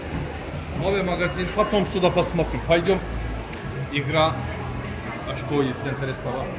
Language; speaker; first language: Russian; non-native, learner; Turkish